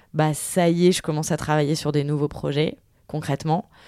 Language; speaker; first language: French; native; French